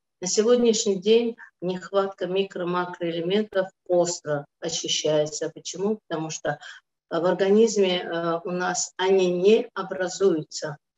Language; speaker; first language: Russian; non-native, local second language; Azerbaijani